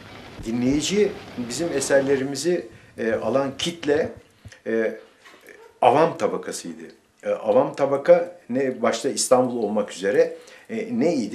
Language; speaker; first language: Turkish; native; Turkish